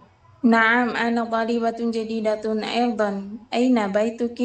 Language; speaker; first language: Arabic; non-native, learner; Indonesian